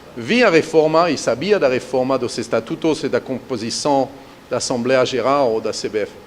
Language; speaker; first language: Portuguese; non-native, fluent; French